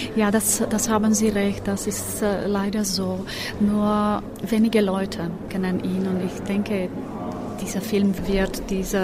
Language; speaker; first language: German; non-native, fluent; Slovak